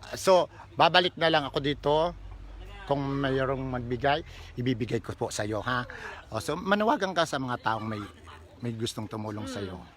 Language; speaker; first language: Filipino; non-native, local second language; Bikol